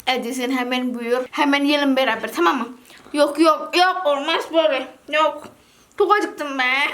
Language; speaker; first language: Turkish; non-native, learner; Indonesian